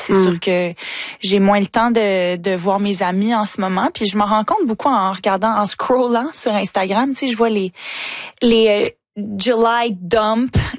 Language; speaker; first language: French; native; French